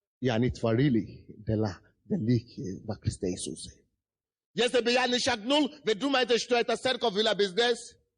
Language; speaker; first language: Russian; non-native, fluent; Yoruba